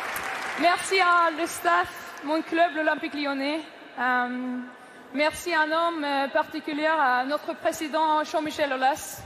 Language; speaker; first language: French; non-native, fluent; Norwegian